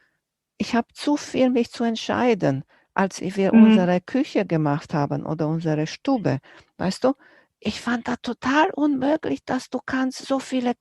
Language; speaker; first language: German; non-native, fluent; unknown